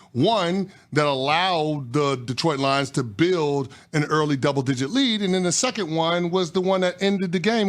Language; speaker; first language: English; native; English